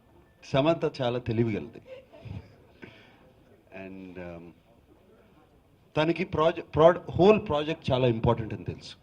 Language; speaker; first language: Telugu; native; Telugu